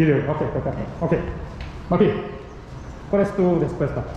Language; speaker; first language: Spanish; non-native, learner; Korean